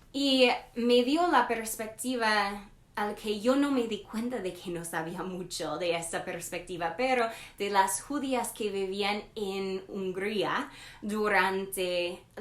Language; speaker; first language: Spanish; non-native, learner; English